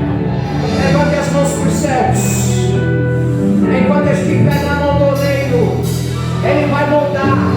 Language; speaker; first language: Portuguese; native; Portuguese